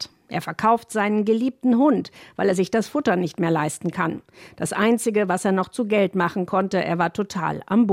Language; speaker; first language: German; native; German